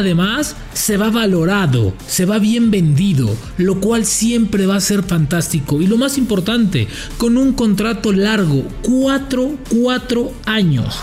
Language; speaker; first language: Spanish; native; Spanish